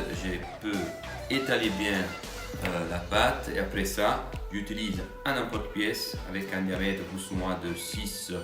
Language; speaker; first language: French; non-native, fluent; Italian